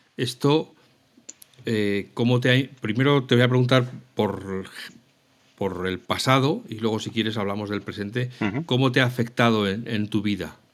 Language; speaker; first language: Spanish; native; Spanish